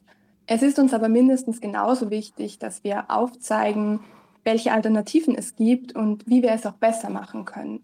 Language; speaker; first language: German; native; German